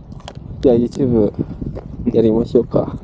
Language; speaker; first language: Japanese; non-native, learner; Indonesian